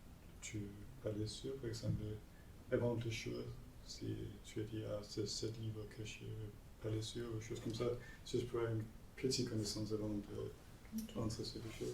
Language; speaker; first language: French; non-native, learner; Danish